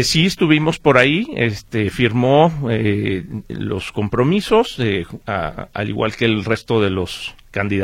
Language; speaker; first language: Spanish; native; Spanish